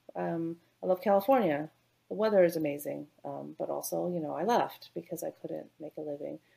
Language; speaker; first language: English; native; English